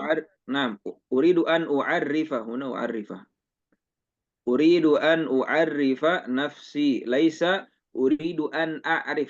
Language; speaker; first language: Arabic; non-native, fluent; Indonesian